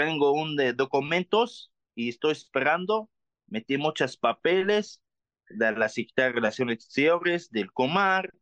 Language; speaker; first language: Spanish; non-native, learner; Arabic